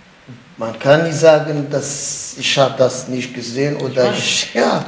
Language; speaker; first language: German; non-native, learner; Kurdish